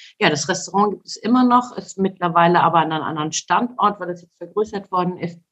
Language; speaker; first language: German; early bilingual, other home language; Turkish